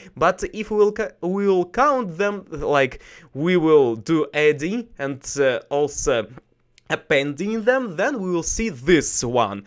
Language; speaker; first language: English; non-native, learner; Russian